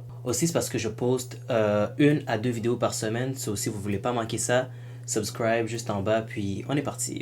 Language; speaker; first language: French; native; French